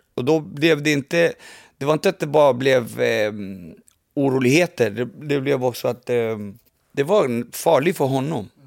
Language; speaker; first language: Swedish; early bilingual, other home language; Spanish